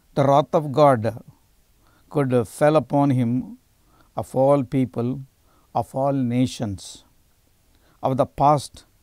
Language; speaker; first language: English; non-native, local second language; Telugu